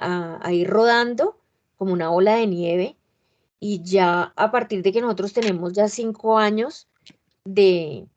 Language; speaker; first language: Spanish; native; Spanish